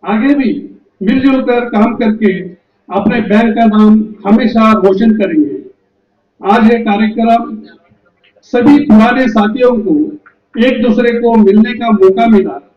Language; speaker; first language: Hindi; non-native, local second language; Marathi